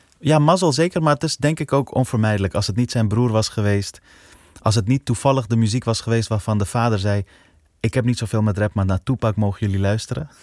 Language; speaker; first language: Dutch; early bilingual, other home language; Persian